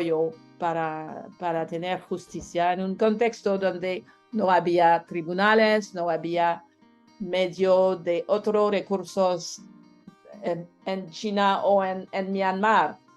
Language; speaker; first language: Spanish; non-native, learner; French